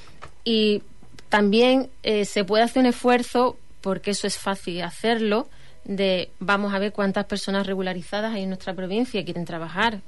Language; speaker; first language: Spanish; native; Spanish